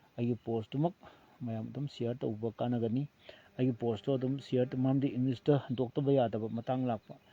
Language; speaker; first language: Manipuri; non-native, local second language; Thado Chin